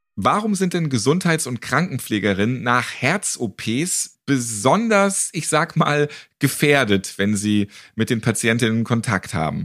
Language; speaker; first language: German; native; German